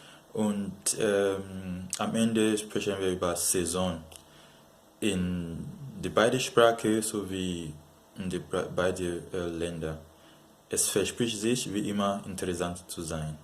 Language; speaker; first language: German; non-native, learner; Yoruba